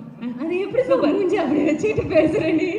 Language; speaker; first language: Tamil; native; Tamil